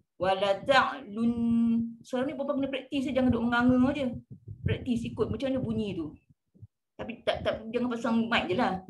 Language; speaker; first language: Malay; native; Malay